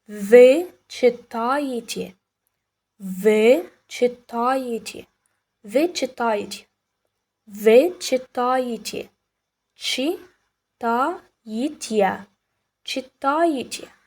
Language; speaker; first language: Russian; non-native, fluent; Arabic